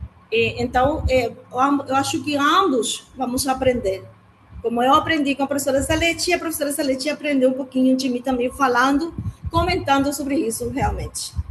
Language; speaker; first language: Portuguese; non-native, learner; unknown